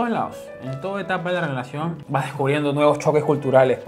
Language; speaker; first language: Spanish; native; Spanish